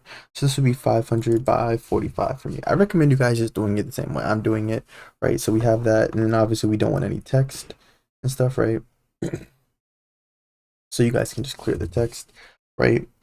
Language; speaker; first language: English; native; English